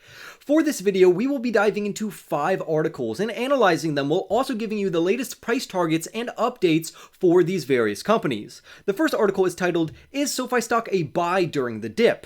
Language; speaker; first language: English; native; English